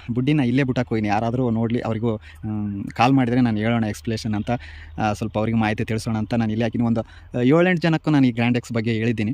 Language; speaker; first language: Kannada; native; Kannada